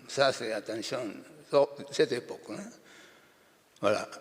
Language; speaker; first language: French; non-native, learner; Japanese